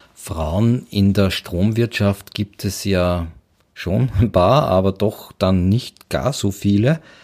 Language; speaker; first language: German; native; German